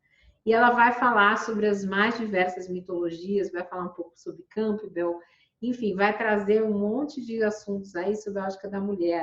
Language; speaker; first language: Portuguese; native; Portuguese